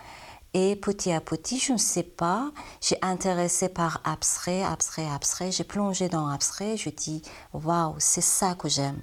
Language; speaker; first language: French; non-native, learner; Persian